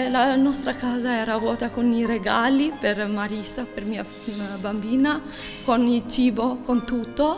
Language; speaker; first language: Italian; non-native, learner; Albanian